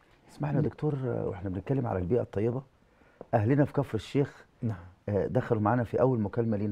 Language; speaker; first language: Arabic; native; Arabic